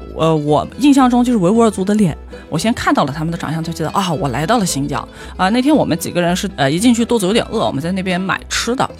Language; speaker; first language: Chinese; native; Chinese